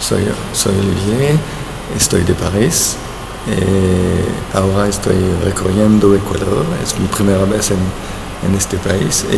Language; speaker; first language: Spanish; non-native, learner; French